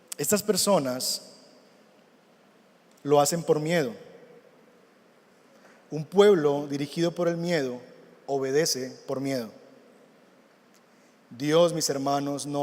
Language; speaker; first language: Spanish; native; Spanish